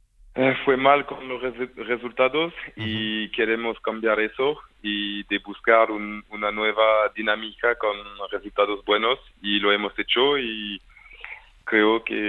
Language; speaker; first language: Spanish; non-native, fluent; French